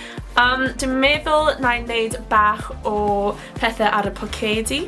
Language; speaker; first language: Welsh; non-native, local second language; English